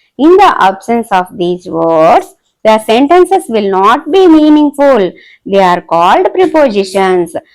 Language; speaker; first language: English; non-native, local second language; Telugu